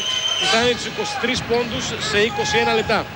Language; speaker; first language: Greek; native; Greek